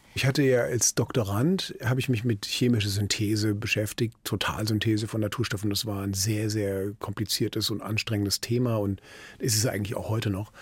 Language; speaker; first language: German; native; German